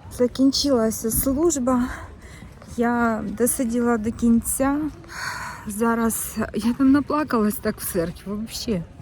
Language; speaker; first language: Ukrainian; native; Ukrainian